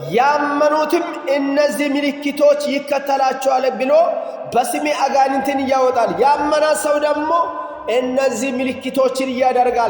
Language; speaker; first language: Amharic; non-native, local second language; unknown